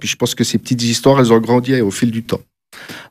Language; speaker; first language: French; native; French